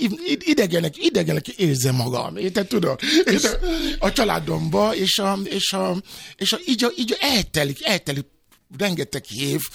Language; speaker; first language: Hungarian; non-native, fluent; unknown